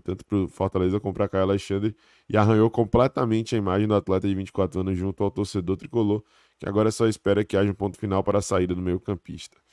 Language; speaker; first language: Portuguese; native; Portuguese